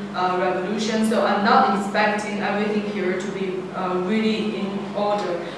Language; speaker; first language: English; non-native, fluent; Chinese